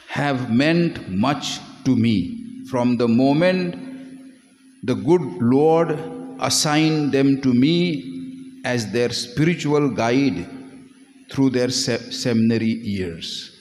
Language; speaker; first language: English; non-native, local second language; Marathi